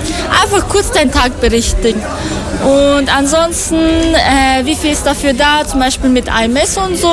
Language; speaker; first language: German; non-native, fluent; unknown